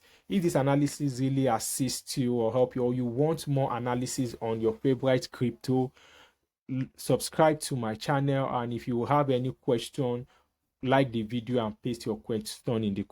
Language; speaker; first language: English; native; English